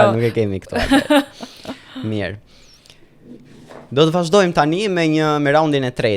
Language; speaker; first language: Albanian; native; Albanian